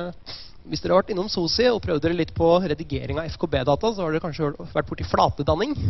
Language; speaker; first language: Norwegian; native; Norwegian